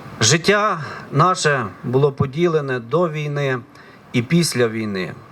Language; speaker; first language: Ukrainian; native; Ukrainian